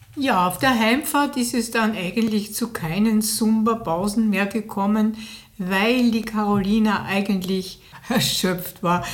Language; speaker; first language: German; native; German